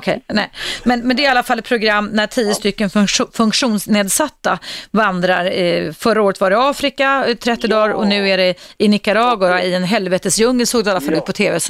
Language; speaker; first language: Swedish; native; Swedish